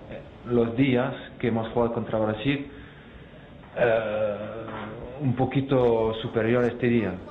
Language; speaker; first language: Spanish; non-native, fluent; French